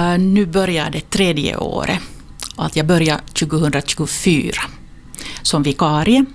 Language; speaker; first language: Swedish; non-native, local second language; Finnish